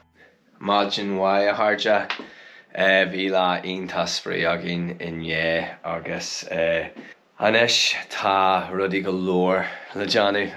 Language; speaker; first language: Irish; non-native, local second language; English